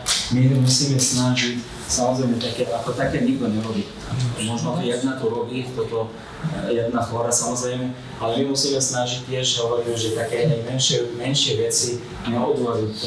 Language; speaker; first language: Slovak; non-native, fluent; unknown